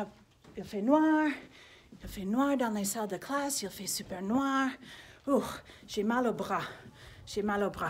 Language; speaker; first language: French; non-native, fluent; English